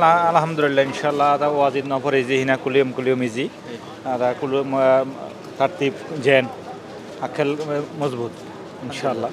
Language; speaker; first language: Arabic; non-native, learner; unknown